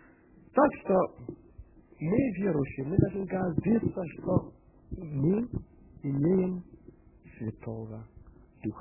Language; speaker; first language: Russian; non-native, fluent; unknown